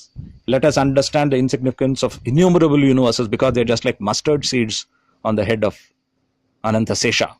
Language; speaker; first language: English; non-native, local second language; Tamil